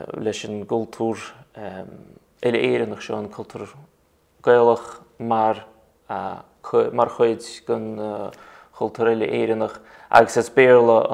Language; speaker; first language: Irish; non-native, fluent; Russian